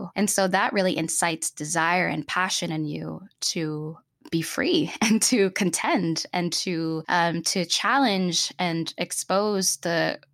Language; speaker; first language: English; non-native, local second language; Filipino